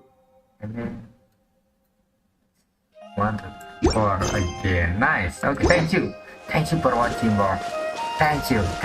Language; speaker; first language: English; non-native, learner; Indonesian